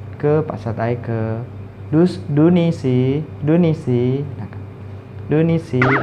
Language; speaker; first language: Thai; non-native, fluent; Indonesian